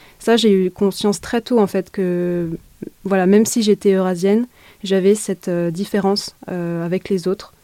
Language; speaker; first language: French; native; French